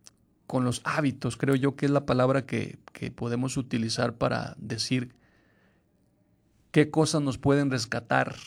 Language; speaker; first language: Spanish; native; Spanish